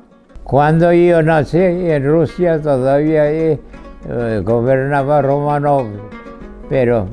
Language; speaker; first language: Spanish; non-native, fluent; Georgian